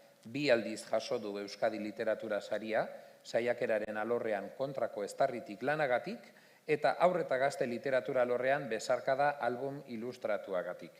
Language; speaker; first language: Basque; native; Basque